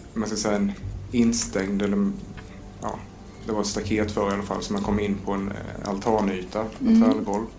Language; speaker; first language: Swedish; native; Swedish